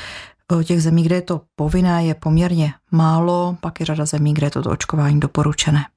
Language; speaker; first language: Czech; native; Czech